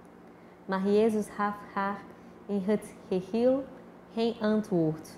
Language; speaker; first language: Dutch; non-native, fluent; Portuguese